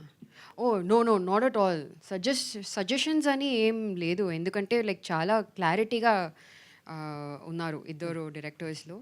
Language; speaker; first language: Telugu; non-native, fluent; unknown